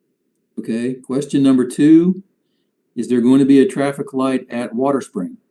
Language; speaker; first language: English; native; English